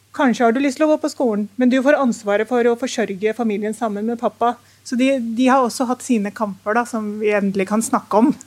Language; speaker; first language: Norwegian; early bilingual, other home language; Urdu